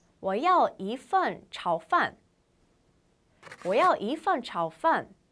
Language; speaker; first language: Chinese; non-native, fluent; Korean